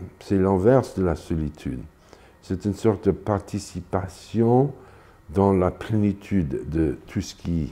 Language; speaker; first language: French; non-native, fluent; English